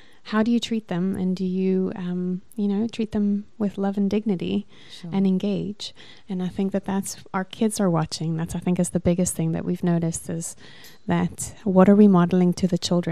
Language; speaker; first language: English; non-native, local second language; Afrikaans